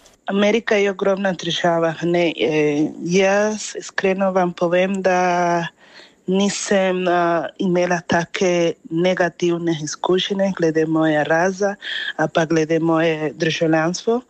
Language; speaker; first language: Slovenian; non-native, fluent; Spanish